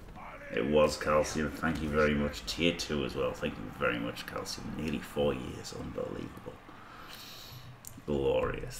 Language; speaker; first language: English; native; English